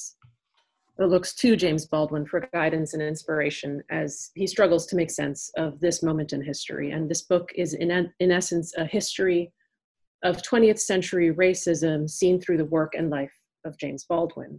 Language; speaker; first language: English; early bilingual, other home language; French